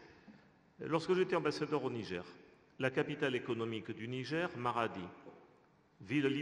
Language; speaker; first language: French; native; French